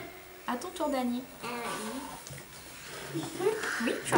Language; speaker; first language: French; native; French